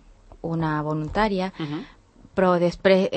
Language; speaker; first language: Catalan; non-native, learner; Spanish